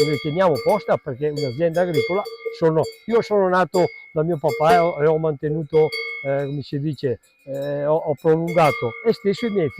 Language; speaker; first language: Italian; non-native, local second language; Venetian